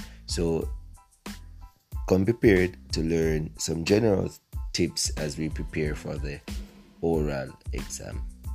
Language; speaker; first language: English; native; English